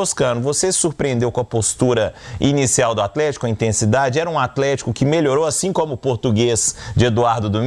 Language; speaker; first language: Portuguese; native; Portuguese